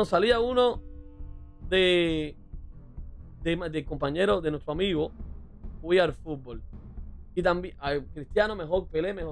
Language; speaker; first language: Spanish; native; Spanish